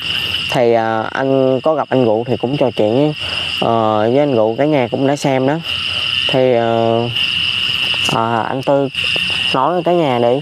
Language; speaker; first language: Vietnamese; native; Vietnamese